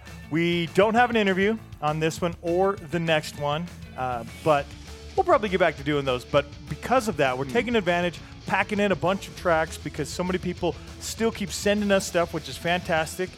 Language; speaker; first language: English; native; English